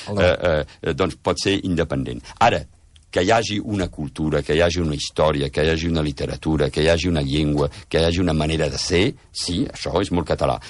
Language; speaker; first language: Catalan; early bilingual, heritage; Catalan